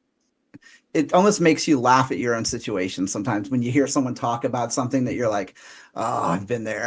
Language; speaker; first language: English; native; English